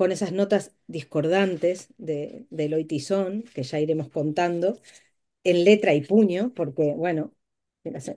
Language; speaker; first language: Spanish; native; Spanish